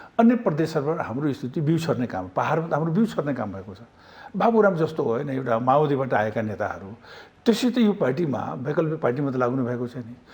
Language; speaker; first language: Nepali; non-native, local second language; Maithili